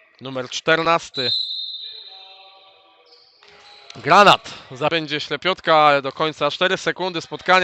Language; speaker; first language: Polish; native; Polish